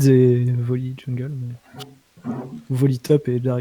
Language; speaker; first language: French; native; French